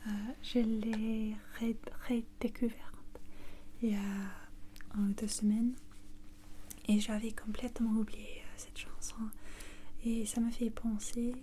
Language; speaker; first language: French; non-native, learner; English